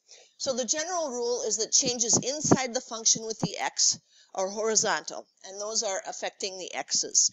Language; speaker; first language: English; native; English